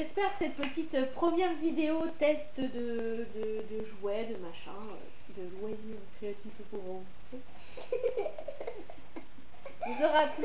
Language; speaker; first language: French; native; French